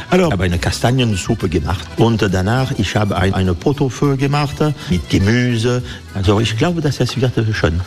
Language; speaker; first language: German; non-native, learner; French